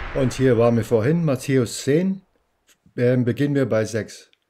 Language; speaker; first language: German; non-native, fluent; English